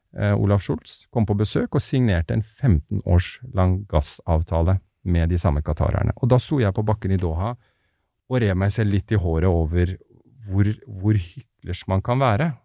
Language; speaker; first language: Norwegian; early bilingual, other home language; Persian